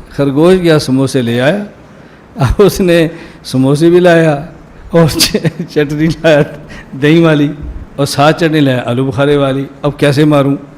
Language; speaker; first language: Urdu; non-native, local second language; Punjabi